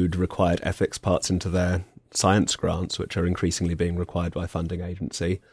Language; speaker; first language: English; native; English